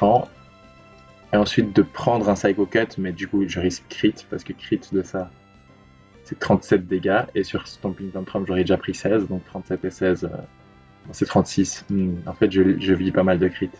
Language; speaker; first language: French; native; French